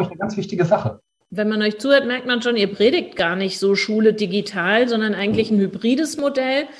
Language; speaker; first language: German; native; German